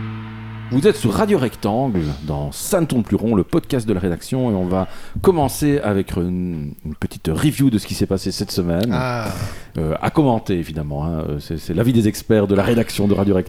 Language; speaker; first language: French; native; French